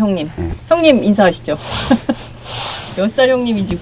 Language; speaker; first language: Korean; native; Korean